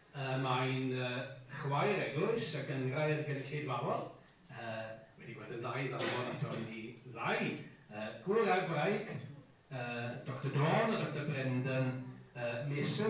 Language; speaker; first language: Welsh; native; Welsh